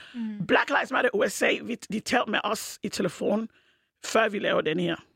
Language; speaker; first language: Danish; non-native, fluent; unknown